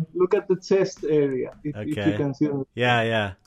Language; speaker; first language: English; non-native, fluent; Greek